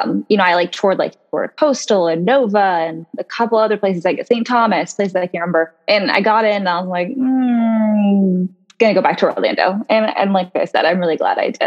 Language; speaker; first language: English; native; English